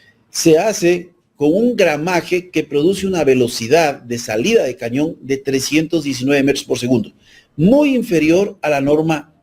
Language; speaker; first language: Spanish; native; Spanish